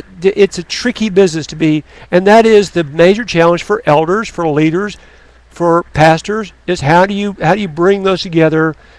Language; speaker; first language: English; native; English